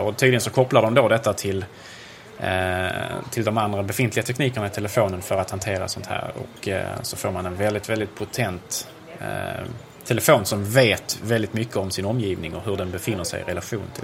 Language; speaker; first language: Swedish; native; Swedish